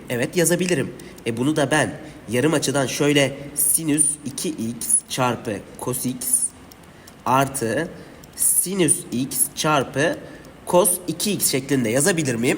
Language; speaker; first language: Turkish; native; Turkish